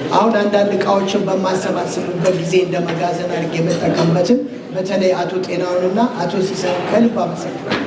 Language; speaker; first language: Amharic; native; Amharic